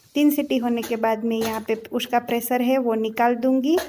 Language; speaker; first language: Hindi; non-native, local second language; Gujarati